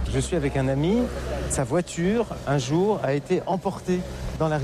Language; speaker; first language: French; native; French